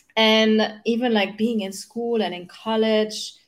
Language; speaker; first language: English; non-native, fluent; German